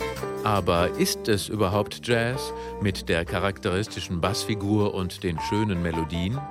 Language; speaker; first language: German; native; German